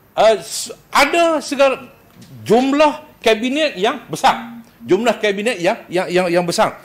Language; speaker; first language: Malay; native; Malay